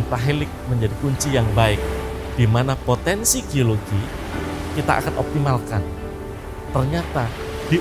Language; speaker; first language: Indonesian; native; Indonesian